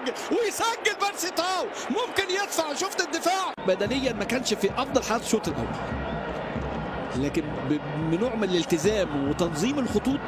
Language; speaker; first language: Arabic; native; Arabic